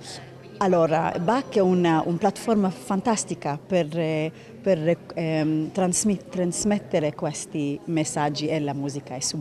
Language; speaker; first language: Italian; non-native, learner; Hebrew